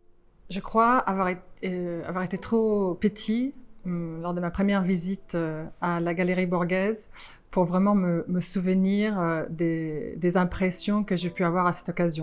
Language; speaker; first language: French; non-native, fluent; Italian